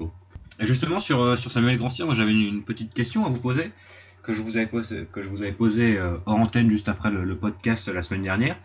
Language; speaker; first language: French; native; French